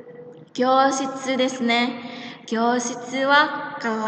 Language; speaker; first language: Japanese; non-native, fluent; Indonesian